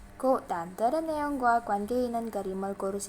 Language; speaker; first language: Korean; non-native, fluent; Indonesian